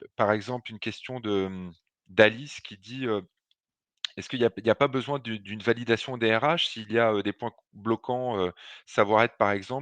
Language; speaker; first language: French; native; French